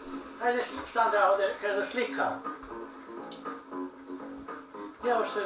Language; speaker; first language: Bosnian; native; Bosnian